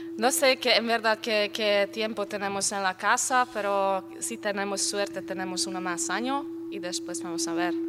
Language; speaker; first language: Spanish; non-native, learner; Hungarian